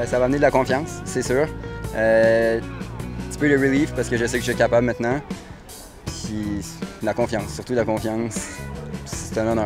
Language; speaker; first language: French; native; French